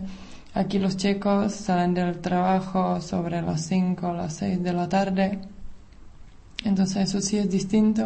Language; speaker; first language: Spanish; non-native, fluent; Czech